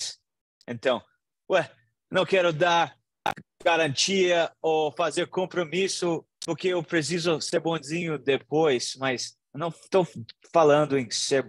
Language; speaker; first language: Portuguese; non-native, learner; English